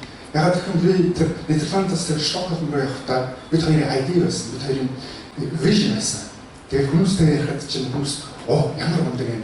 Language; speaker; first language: Mongolian; early bilingual, heritage; Mongolian